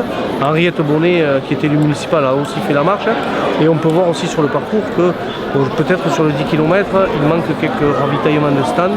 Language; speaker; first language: French; native; French